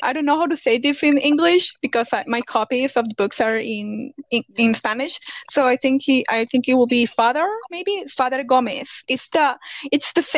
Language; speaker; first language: English; non-native, fluent; Spanish